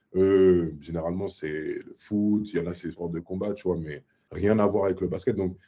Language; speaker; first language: French; native; French